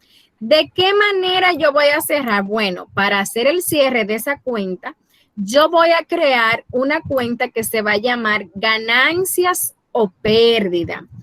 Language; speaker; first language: Spanish; native; Spanish